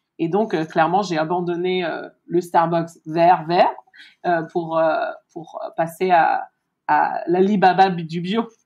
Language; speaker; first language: French; early bilingual, heritage; French